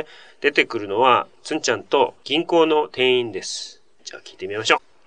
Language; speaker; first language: Japanese; native; Japanese